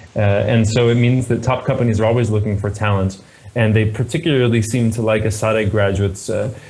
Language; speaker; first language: English; native; English